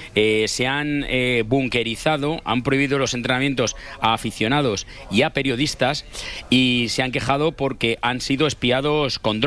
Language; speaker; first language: Spanish; native; Spanish